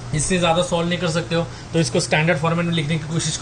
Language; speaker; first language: Hindi; non-native, local second language; Marathi